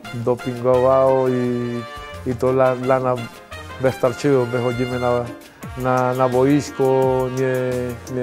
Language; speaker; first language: Polish; non-native, learner; Spanish